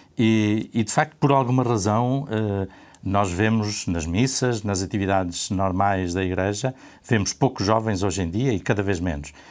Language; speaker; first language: Portuguese; native; Portuguese